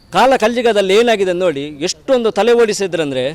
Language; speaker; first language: Kannada; native; Kannada